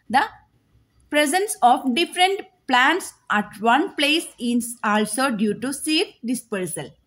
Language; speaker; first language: English; non-native, local second language; Malayalam